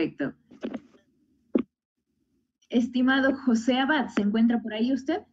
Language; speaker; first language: Spanish; native; Spanish